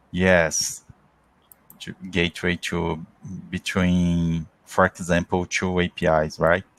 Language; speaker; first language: English; non-native, learner; Portuguese